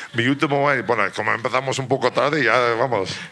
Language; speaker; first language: Spanish; non-native, fluent; English